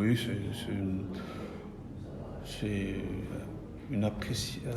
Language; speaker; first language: French; non-native, local second language; Dutch